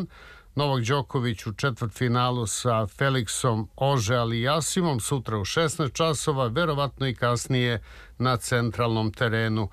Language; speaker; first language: Serbian; native; Serbian